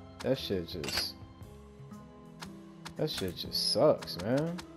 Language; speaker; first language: English; native; English